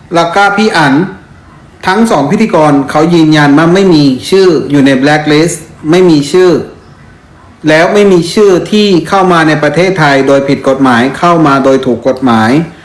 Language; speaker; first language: Thai; non-native, fluent; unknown